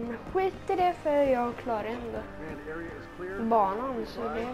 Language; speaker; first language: Swedish; native; Swedish